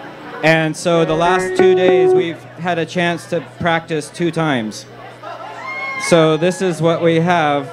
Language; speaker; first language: English; native; English